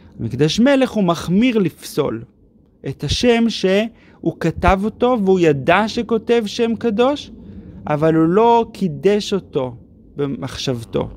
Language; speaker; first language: Hebrew; native; Hebrew